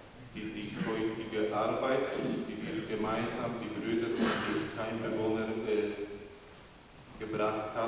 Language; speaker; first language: German; non-native, fluent; Polish